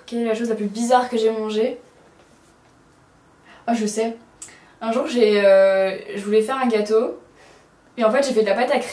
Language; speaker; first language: French; native; French